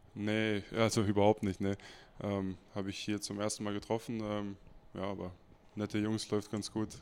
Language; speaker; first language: German; native; German